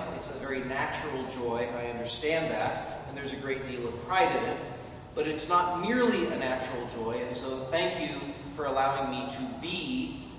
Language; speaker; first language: English; native; English